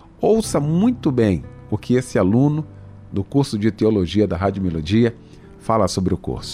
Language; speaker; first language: Portuguese; native; Portuguese